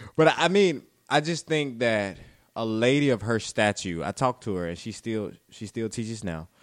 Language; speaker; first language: English; native; English